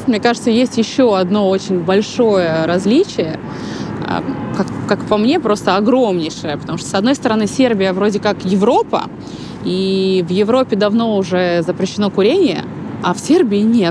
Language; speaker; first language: Russian; native; Russian